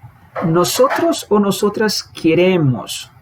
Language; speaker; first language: Spanish; non-native, fluent; Portuguese